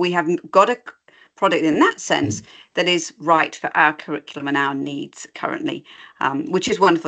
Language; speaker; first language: English; native; English